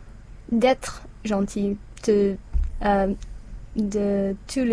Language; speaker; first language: French; non-native, learner; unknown